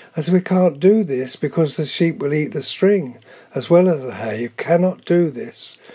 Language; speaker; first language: English; native; English